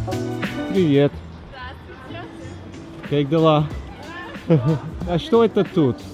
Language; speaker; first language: Russian; non-native, learner; English